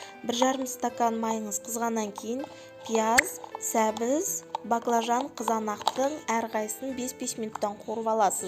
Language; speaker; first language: Kazakh; native; Kazakh